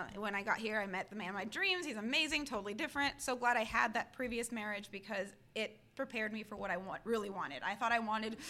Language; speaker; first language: English; early bilingual, other home language; Spanish